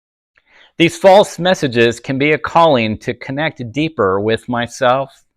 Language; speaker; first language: English; native; English